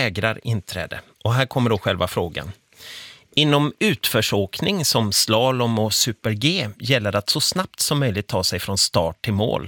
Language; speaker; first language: Swedish; native; Swedish